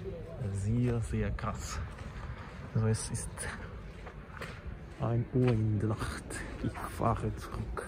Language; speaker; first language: German; non-native, learner; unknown